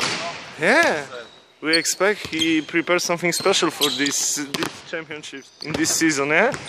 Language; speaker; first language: English; non-native, learner; Polish